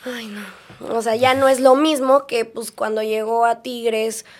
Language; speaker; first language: Spanish; native; Spanish